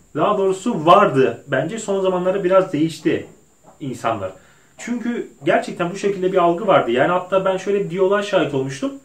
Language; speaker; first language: Turkish; native; Turkish